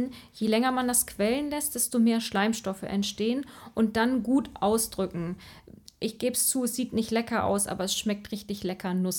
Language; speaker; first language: German; native; German